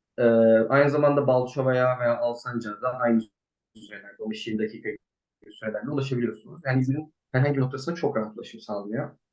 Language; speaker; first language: Turkish; native; Turkish